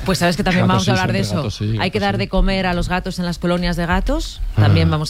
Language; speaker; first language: Spanish; native; Spanish